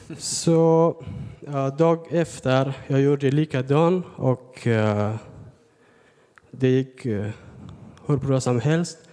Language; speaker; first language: Swedish; non-native, learner; Persian